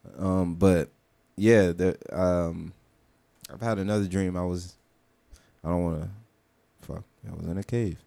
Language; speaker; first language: English; early bilingual, other home language; Haitian Creole